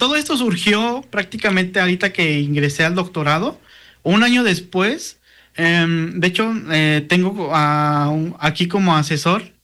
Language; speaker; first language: Spanish; non-native, local second language; Nahuatl languages